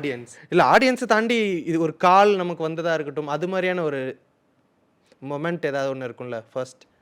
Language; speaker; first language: Tamil; native; Tamil